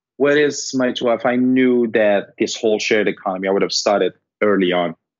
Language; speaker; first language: English; non-native, fluent; Arabic